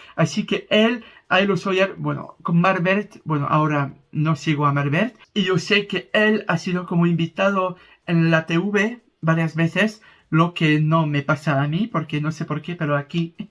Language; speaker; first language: Spanish; non-native, fluent; French